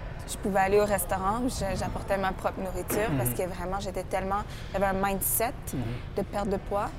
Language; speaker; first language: French; early bilingual, heritage; French